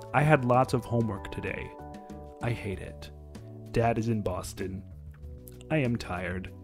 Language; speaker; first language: English; native; English